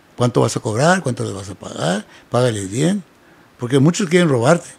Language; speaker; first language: Spanish; native; Spanish